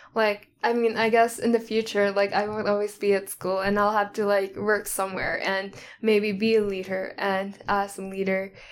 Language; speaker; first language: English; early bilingual, other home language; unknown